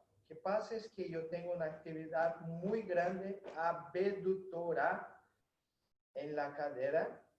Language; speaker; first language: Spanish; non-native, fluent; Portuguese